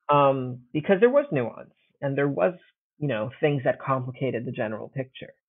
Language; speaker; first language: English; early bilingual, heritage; Italian